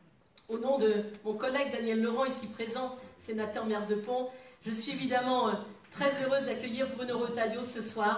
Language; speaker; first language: French; native; French